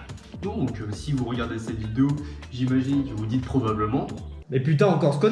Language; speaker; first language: French; native; French